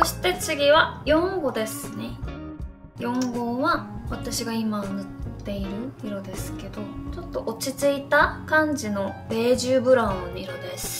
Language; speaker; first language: Japanese; non-native, fluent; Korean